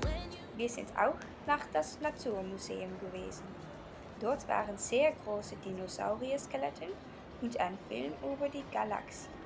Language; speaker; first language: German; non-native, learner; Dutch